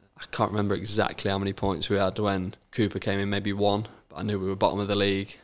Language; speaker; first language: English; native; English